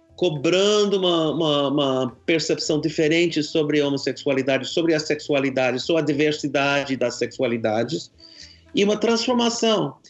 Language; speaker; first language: Portuguese; non-native, fluent; English